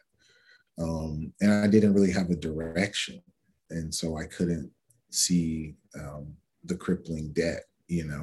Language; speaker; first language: English; native; English